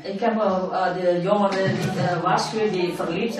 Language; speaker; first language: Dutch; non-native, learner; Indonesian